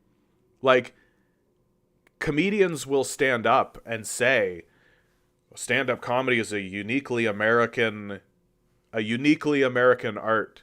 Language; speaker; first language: English; native; English